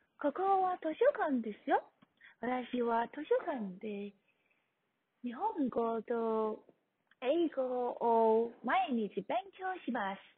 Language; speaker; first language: Japanese; non-native, learner; Chinese